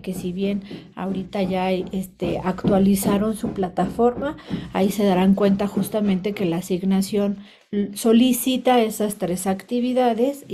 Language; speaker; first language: Spanish; native; Spanish